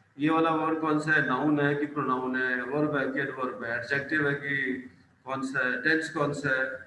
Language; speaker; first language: Hindi; non-native, local second language; Punjabi